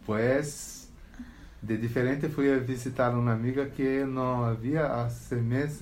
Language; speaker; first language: Spanish; non-native, learner; Portuguese